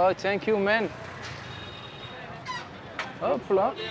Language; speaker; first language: English; non-native, learner; French